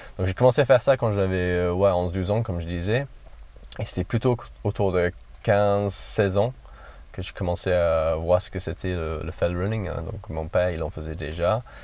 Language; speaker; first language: French; non-native, fluent; English